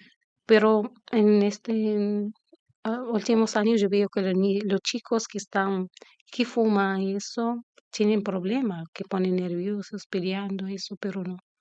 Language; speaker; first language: Spanish; non-native, learner; Arabic